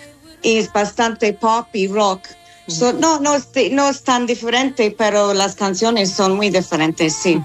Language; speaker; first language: Spanish; non-native, fluent; English